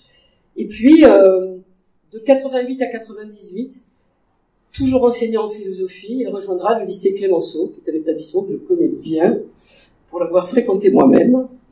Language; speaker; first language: French; native; French